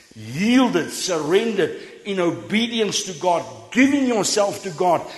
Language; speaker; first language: English; non-native, local second language; Afrikaans